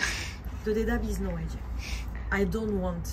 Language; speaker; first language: English; non-native, learner; French